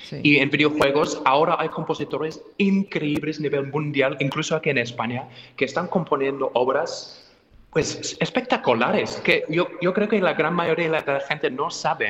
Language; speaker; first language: Spanish; non-native, fluent; English